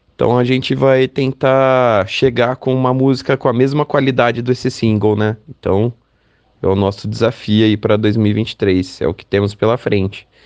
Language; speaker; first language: Portuguese; native; Portuguese